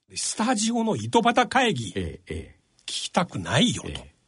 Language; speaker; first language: Japanese; non-native, fluent; Chinese